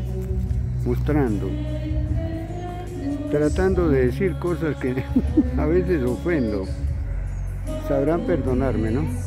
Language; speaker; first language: Spanish; native; Spanish